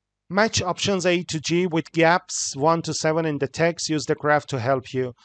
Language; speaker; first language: English; non-native, fluent; Persian